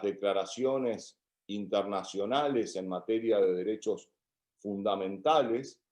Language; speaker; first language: Spanish; native; Spanish